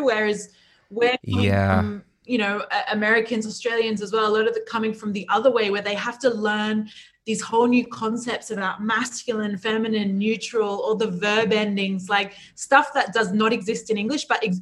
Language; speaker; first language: English; native; English